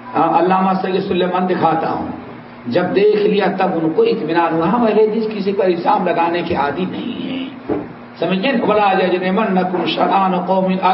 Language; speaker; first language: Urdu; native; Urdu